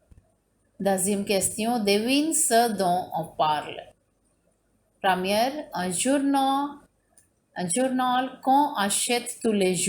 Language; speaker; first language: French; non-native, learner; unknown